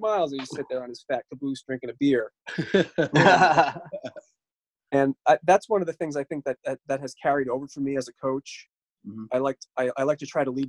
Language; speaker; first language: English; native; English